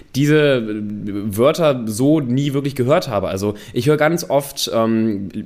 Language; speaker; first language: German; native; German